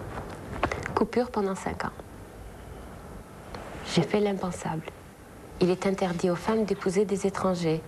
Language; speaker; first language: French; non-native, local second language; Arabic